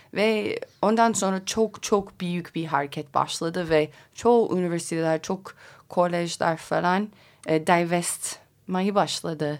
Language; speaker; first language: Turkish; non-native, learner; English